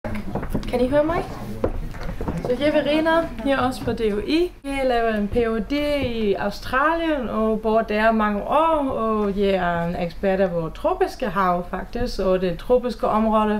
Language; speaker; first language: Danish; non-native, fluent; German